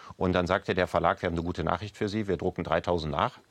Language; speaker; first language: German; native; German